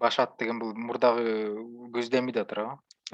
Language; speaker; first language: Kyrgyz; native; Kyrgyz